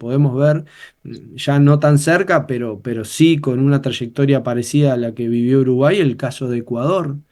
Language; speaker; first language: Spanish; native; Spanish